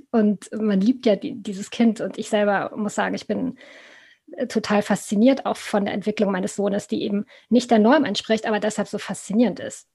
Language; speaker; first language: German; native; German